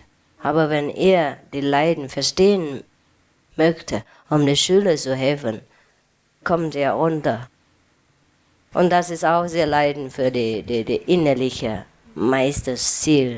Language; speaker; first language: German; non-native, learner; Vietnamese